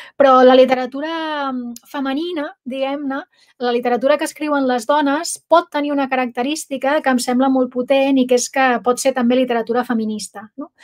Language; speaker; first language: Catalan; non-native, local second language; Spanish